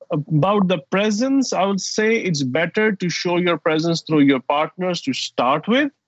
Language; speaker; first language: English; non-native, fluent; Arabic